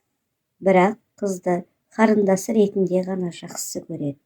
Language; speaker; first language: Kazakh; native; Kazakh